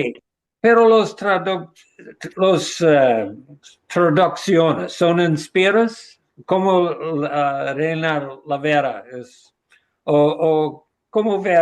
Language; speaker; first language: Spanish; non-native, learner; English